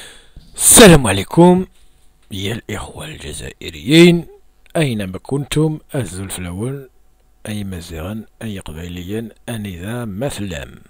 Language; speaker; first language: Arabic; native; Arabic